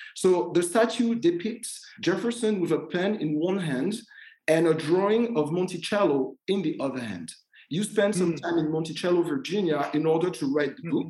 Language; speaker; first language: English; non-native, fluent; French